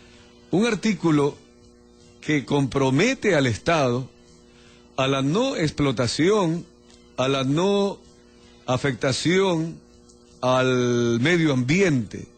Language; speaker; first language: Spanish; native; Spanish